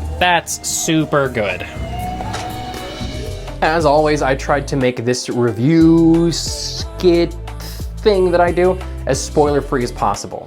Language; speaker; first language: English; native; English